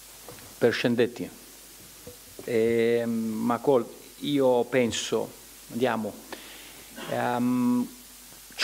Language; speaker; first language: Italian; non-native, fluent; Portuguese